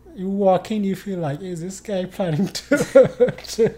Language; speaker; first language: English; non-native, fluent; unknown